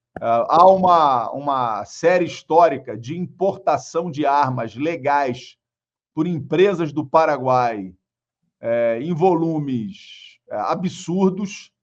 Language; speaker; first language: Portuguese; native; Portuguese